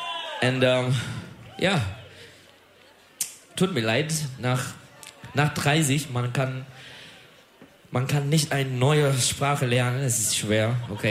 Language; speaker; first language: German; non-native, learner; Turkish